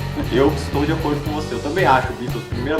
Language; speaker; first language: Portuguese; native; Portuguese